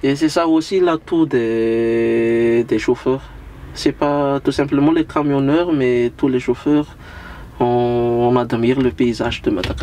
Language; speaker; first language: French; non-native, local second language; Malagasy